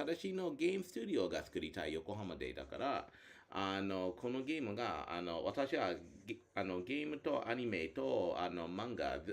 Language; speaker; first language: Japanese; non-native, learner; English